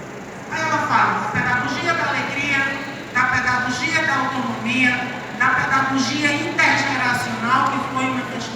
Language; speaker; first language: Portuguese; native; Portuguese